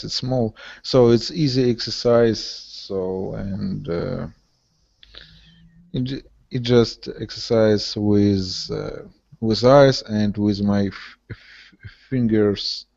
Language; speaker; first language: English; non-native, learner; Russian